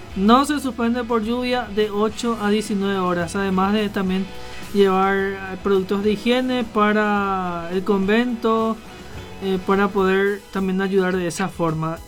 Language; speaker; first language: Spanish; native; Spanish